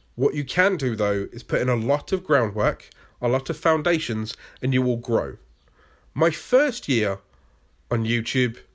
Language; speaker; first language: English; native; English